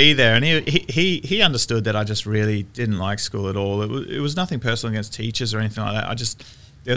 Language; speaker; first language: English; native; English